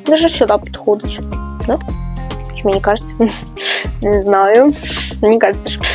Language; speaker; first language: Ukrainian; non-native, local second language; Russian